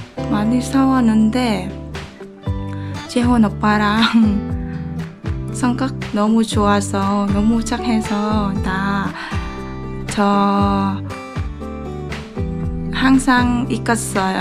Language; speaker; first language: Korean; non-native, learner; Vietnamese